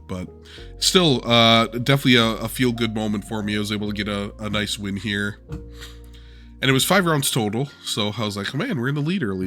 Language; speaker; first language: English; native; English